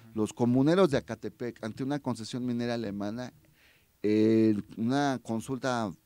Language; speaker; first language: Spanish; native; Spanish